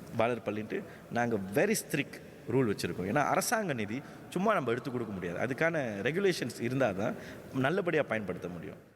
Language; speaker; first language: Tamil; native; Tamil